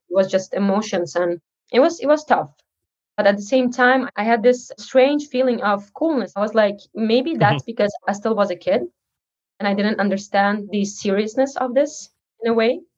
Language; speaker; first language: English; early bilingual, other home language; Uzbek